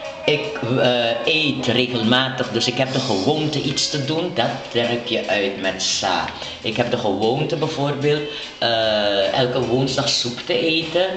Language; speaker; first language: Dutch; non-native, local second language; Papiamento